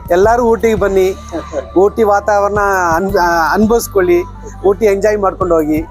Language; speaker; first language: Kannada; non-native, local second language; Malayalam